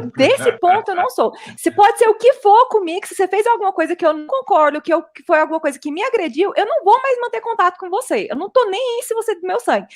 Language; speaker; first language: Portuguese; early bilingual, heritage; Portuguese